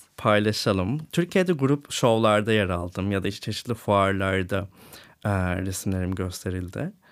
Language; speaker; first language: Turkish; native; Turkish